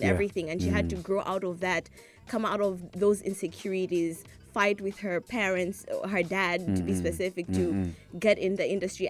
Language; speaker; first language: English; non-native, local second language; Nyanja